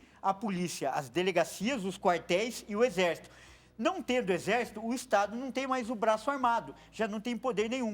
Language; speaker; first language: Portuguese; native; Portuguese